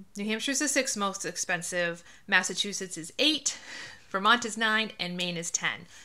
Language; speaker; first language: English; native; English